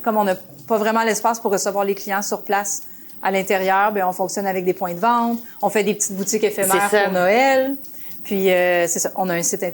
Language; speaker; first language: French; native; French